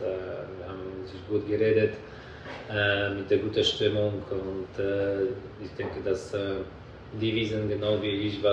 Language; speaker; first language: German; non-native, fluent; Polish